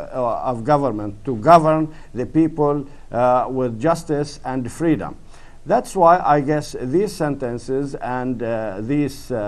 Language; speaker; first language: English; non-native, fluent; Arabic